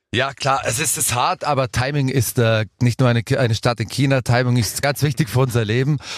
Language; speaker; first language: German; native; German